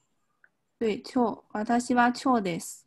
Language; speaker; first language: Japanese; non-native, fluent; Chinese